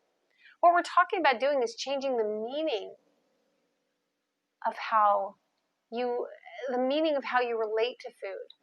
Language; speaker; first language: English; native; English